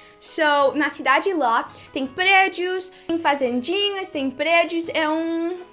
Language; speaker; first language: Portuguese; early bilingual, heritage; Portuguese